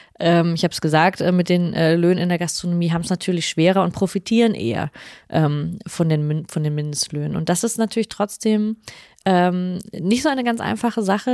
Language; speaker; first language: German; native; German